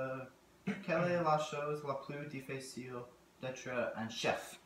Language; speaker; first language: French; non-native, learner; English